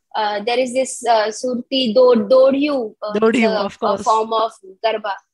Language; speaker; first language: English; non-native, local second language; Gujarati